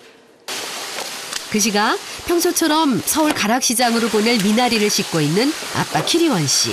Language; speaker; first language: Korean; native; Korean